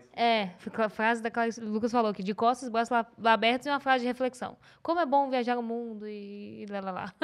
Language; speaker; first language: Portuguese; native; Portuguese